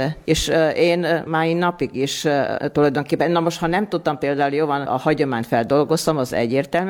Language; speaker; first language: Hungarian; non-native, local second language; Serbian